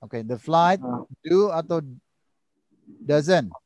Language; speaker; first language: English; non-native, learner; Indonesian